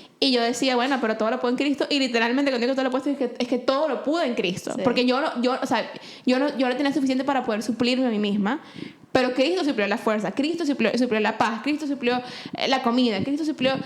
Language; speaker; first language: Spanish; native; Spanish